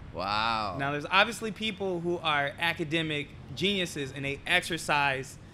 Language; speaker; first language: English; native; English